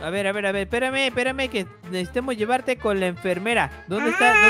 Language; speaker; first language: Spanish; native; Spanish